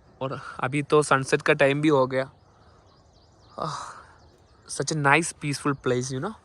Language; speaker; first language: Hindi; non-native, local second language; Malayalam